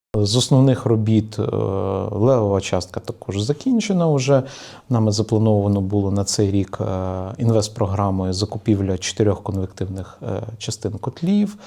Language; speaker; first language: Ukrainian; native; Ukrainian